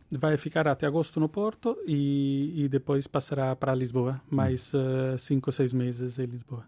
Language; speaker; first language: Portuguese; non-native, fluent; Italian